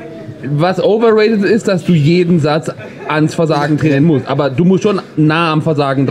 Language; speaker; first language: German; native; German